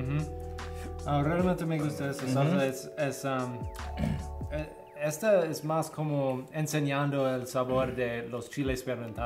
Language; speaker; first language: Spanish; non-native, learner; English